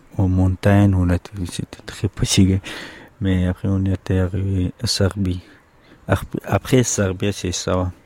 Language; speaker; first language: French; non-native, learner; Pashto